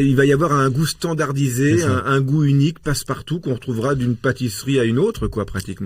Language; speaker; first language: French; native; French